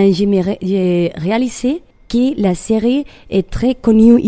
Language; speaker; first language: French; non-native, learner; Spanish